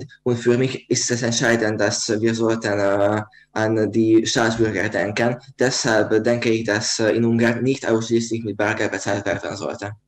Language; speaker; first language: German; non-native, learner; Hungarian